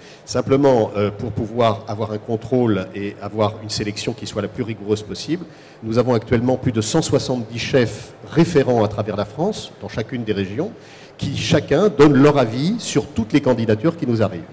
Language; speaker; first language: French; native; French